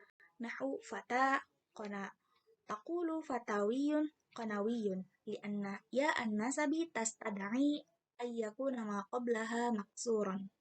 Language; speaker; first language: Arabic; non-native, learner; Indonesian